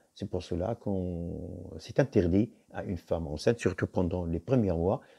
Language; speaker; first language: French; non-native, local second language; Arabic